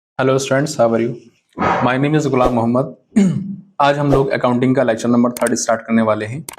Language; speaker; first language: Hindi; native; Hindi